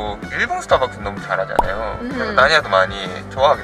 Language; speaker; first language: Korean; non-native, learner; Japanese